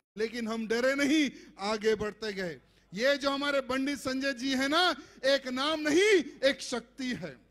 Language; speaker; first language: Hindi; native; Hindi